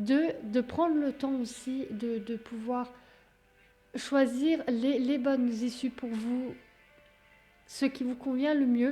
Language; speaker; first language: French; native; French